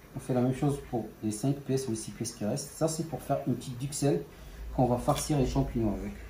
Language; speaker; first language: French; non-native, local second language; Arabic